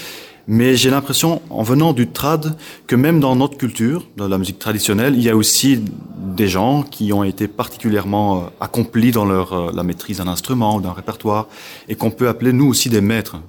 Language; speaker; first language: French; non-native, local second language; Dutch